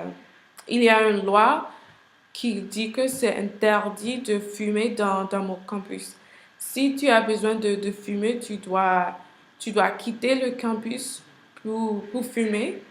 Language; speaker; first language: French; non-native, learner; English